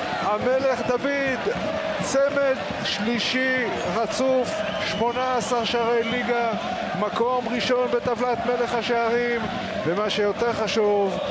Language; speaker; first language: Hebrew; native; Hebrew